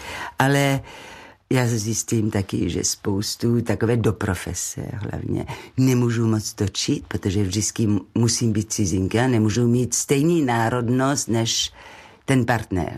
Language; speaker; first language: Czech; non-native, learner; French